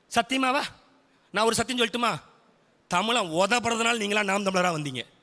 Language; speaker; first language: Tamil; native; Tamil